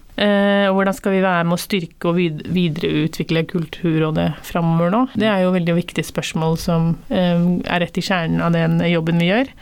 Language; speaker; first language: Norwegian; early bilingual, other home language; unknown